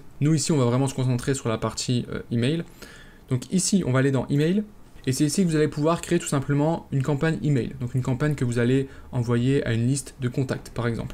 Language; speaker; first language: French; native; French